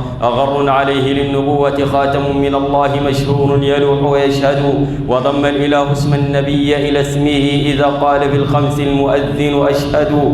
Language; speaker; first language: Arabic; native; Arabic